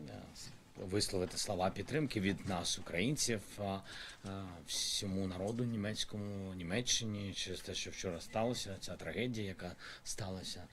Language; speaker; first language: Ukrainian; non-native, local second language; Russian